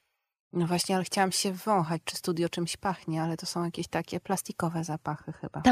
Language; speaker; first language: Polish; native; Polish